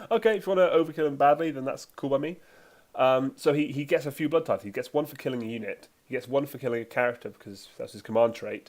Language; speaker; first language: English; native; English